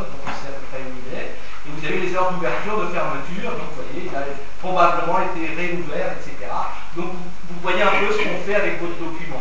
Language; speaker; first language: French; native; French